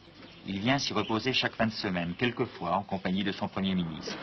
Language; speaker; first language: French; native; French